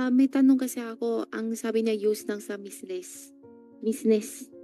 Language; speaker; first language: Filipino; non-native, learner; Chinese